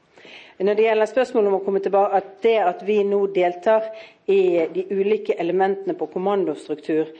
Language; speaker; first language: Norwegian; native; Norwegian